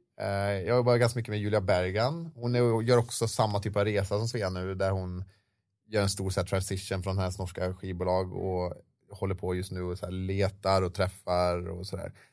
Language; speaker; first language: Swedish; native; Swedish